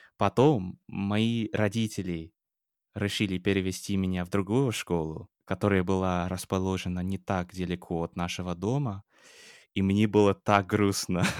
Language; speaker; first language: Russian; non-native, fluent; English